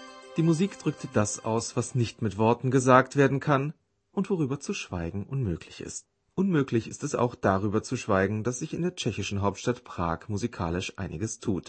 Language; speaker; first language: German; native; German